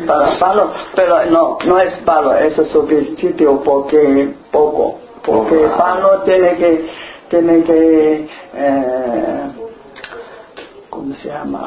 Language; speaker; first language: Spanish; non-native, learner; Chinese